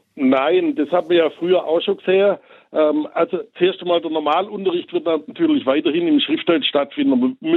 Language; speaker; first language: German; native; German